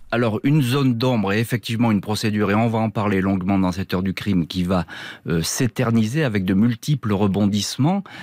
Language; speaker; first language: French; native; French